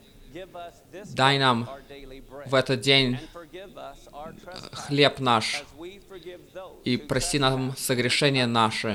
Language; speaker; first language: Russian; early bilingual, heritage; Russian